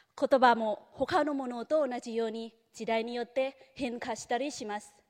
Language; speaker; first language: Japanese; non-native, fluent; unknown